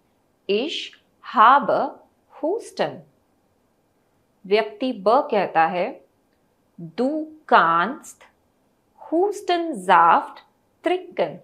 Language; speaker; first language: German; non-native, fluent; Hindi